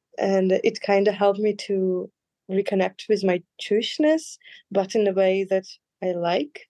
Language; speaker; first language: English; non-native, fluent; Russian